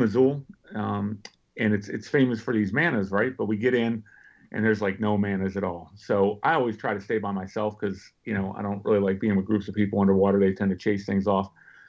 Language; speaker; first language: English; native; English